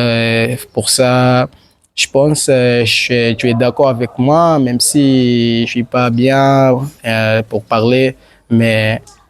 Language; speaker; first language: French; non-native, learner; Swahili